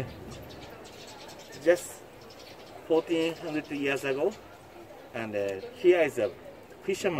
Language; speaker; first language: English; non-native, learner; Japanese